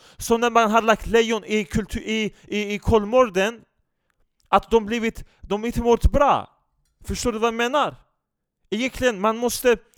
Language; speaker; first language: Swedish; non-native, fluent; Turkish